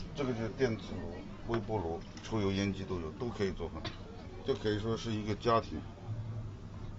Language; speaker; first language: Chinese; native; Chinese